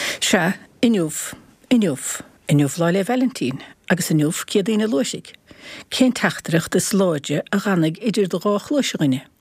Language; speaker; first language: Irish; native; Irish